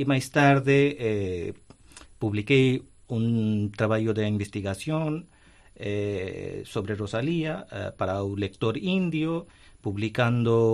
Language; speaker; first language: Galician; non-native, fluent; Hindi